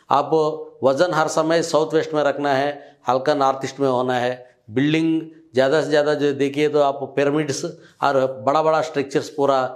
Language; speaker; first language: Hindi; non-native, local second language; Telugu